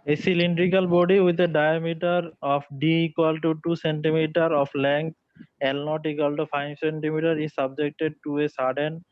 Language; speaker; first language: English; non-native, local second language; Bangla